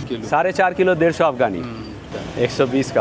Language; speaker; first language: Hindi; non-native, local second language; Bangla